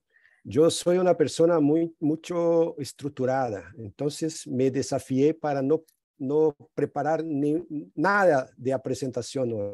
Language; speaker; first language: Spanish; non-native, fluent; Portuguese